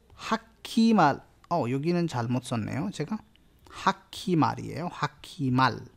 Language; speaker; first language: Korean; non-native, fluent; Hindi